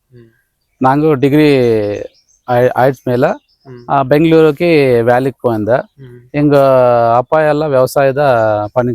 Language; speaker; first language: Tamil; non-native, local second language; Telugu